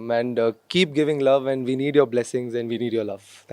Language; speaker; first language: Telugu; non-native, fluent; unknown